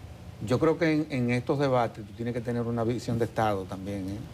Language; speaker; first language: Spanish; native; Spanish